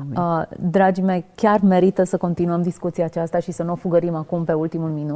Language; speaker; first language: Romanian; native; Romanian